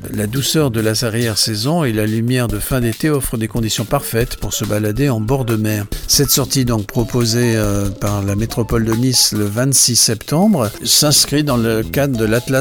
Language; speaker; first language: French; native; French